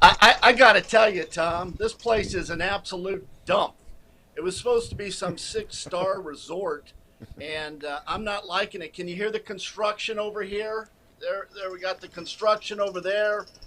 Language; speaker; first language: English; native; English